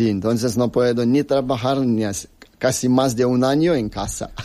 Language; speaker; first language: Spanish; non-native, learner; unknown